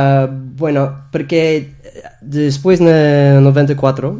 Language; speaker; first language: Spanish; non-native, fluent; English